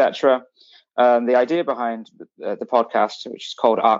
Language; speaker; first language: English; native; English